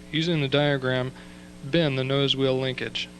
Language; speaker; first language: English; native; English